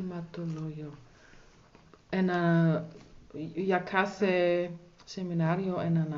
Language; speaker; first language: Greek; non-native, learner; German